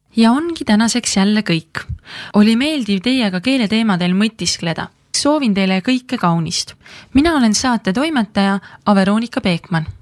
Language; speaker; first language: Estonian; native; Estonian